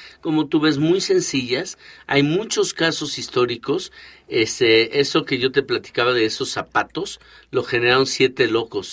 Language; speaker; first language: Spanish; native; Spanish